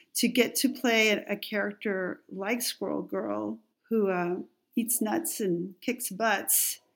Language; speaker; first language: English; non-native, fluent; Spanish